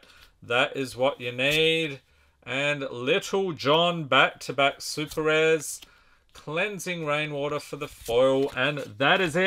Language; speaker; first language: English; native; English